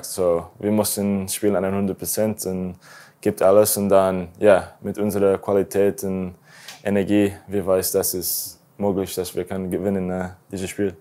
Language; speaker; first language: German; non-native, learner; English